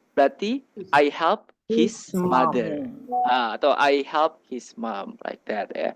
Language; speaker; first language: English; non-native, learner; Indonesian